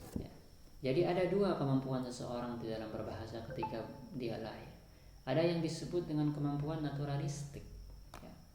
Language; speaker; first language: Indonesian; non-native, local second language; Sasak